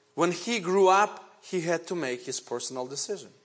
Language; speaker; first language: English; non-native, fluent; Ukrainian